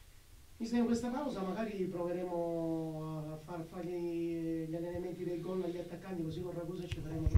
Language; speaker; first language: Italian; native; Italian